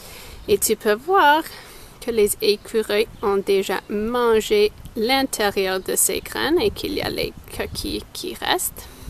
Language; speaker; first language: French; non-native, local second language; English